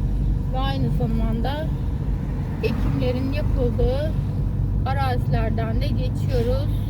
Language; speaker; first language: Turkish; native; Turkish